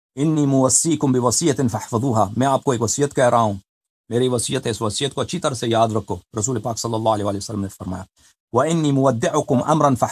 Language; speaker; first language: Urdu; non-native, fluent; Persian